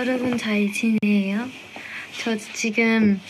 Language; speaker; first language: Korean; non-native, fluent; English